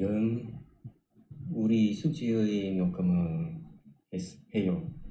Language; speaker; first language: Korean; non-native, learner; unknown